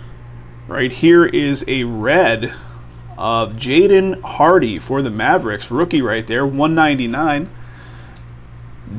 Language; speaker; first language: English; native; English